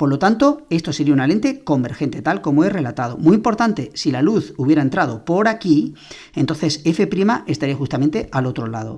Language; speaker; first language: Spanish; native; Spanish